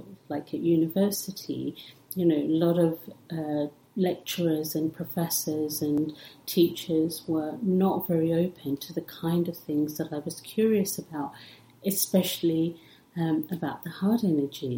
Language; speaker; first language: English; early bilingual, other home language; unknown